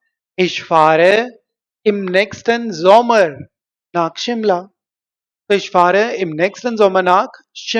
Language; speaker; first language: German; non-native, learner; Hindi